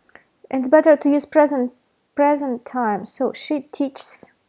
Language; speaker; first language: English; non-native, fluent; Russian